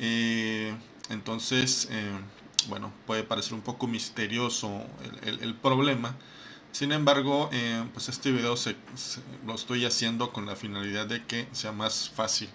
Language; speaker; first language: Spanish; native; Spanish